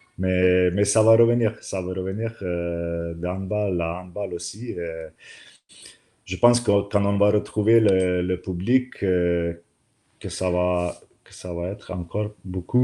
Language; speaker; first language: French; non-native, learner; Slovenian